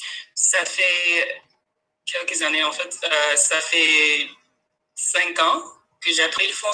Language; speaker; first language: French; non-native, learner; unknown